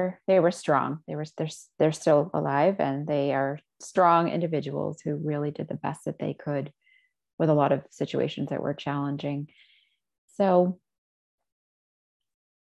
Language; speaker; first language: English; native; English